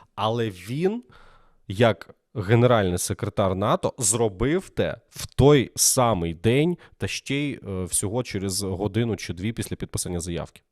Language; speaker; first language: Ukrainian; native; Ukrainian